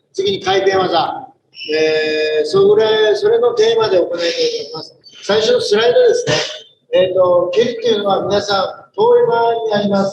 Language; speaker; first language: Japanese; native; Japanese